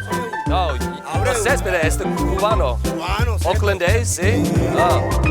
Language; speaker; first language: Spanish; non-native, learner; English